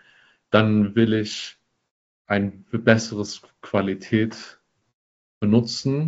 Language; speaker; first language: German; non-native, fluent; English